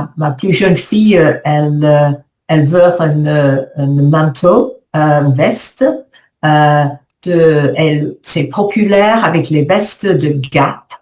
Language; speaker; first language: French; non-native, learner; English